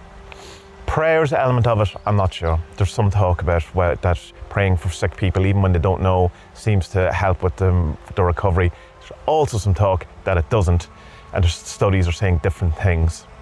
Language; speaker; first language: English; native; English